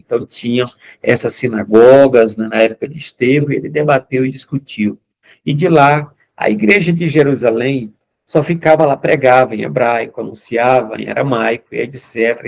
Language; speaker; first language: Portuguese; native; Portuguese